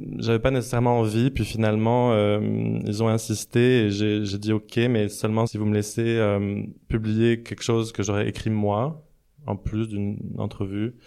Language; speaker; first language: French; native; French